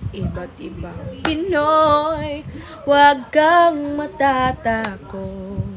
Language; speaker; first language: Filipino; non-native, local second language; Cebuano